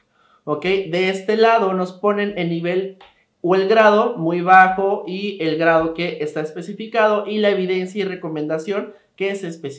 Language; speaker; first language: Spanish; native; Spanish